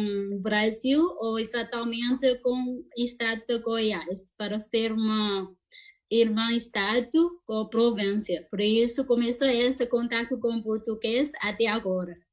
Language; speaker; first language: Portuguese; non-native, fluent; Chinese